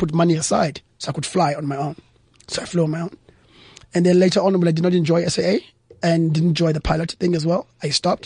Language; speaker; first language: English; non-native, local second language; Xhosa